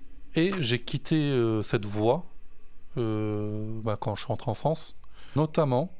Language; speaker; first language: French; native; French